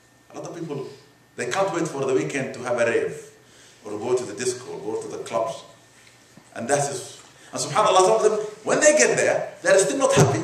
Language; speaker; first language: English; non-native, fluent; Arabic